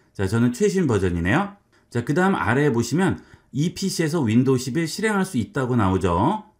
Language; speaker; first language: Korean; native; Korean